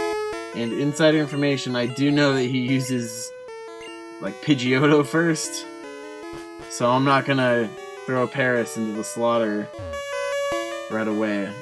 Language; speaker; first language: English; native; English